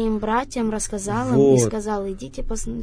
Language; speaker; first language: Russian; native; Russian